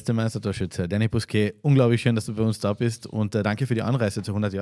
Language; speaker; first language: German; native; German